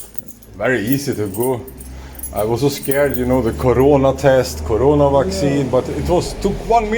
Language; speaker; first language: English; non-native, fluent; Swedish